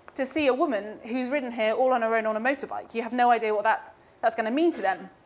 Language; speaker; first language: English; native; English